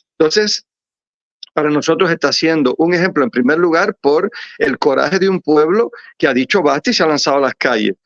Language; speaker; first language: Spanish; native; Spanish